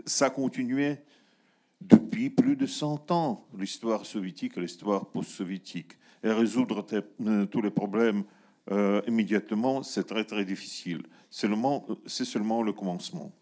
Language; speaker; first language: French; non-native, learner; Russian